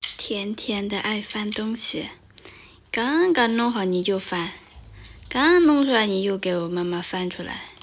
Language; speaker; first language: Chinese; non-native, fluent; Lao